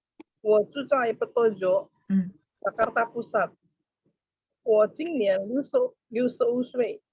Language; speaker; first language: Chinese; non-native, learner; Indonesian